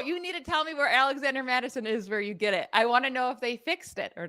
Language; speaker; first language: English; native; English